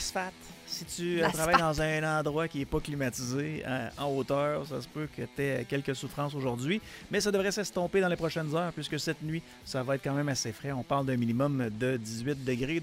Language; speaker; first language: French; native; French